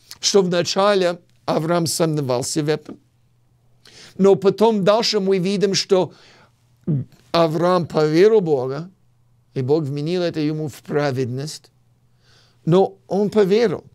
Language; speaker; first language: Russian; non-native, fluent; English